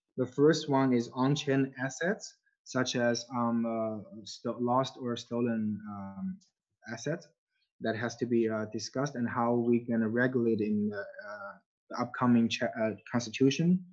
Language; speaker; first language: English; non-native, fluent; Chinese